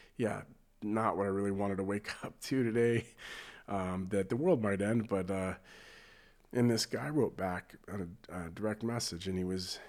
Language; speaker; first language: English; native; English